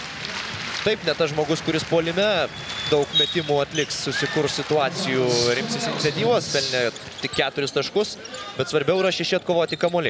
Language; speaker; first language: Lithuanian; native; Lithuanian